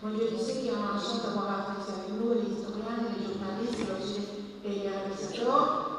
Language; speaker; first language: French; non-native, fluent; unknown